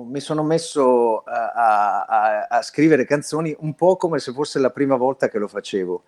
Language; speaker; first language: Italian; native; Italian